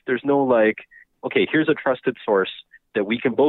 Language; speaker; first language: English; native; English